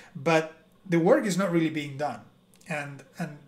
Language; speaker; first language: English; non-native, fluent; Spanish